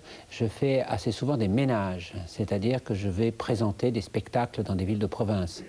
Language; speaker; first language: French; native; French